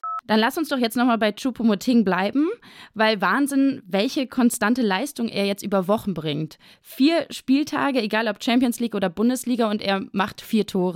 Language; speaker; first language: German; native; German